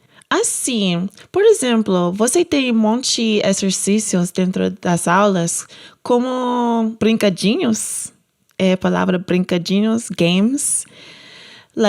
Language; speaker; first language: Portuguese; non-native, learner; English